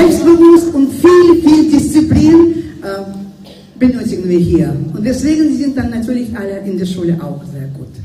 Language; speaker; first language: German; non-native, learner; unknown